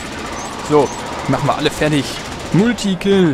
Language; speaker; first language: German; native; German